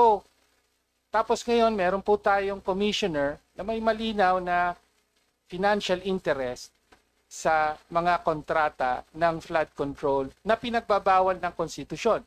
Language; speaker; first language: Filipino; native; Filipino